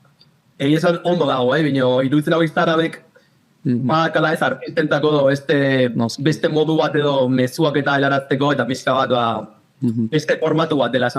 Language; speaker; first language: Basque; native; Basque